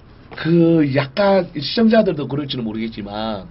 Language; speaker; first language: Korean; native; Korean